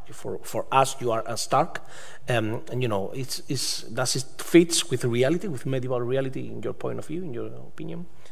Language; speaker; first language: English; non-native, fluent; Spanish